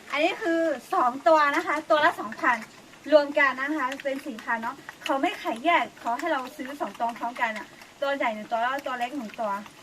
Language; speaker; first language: Thai; non-native, local second language; S'gaw Karen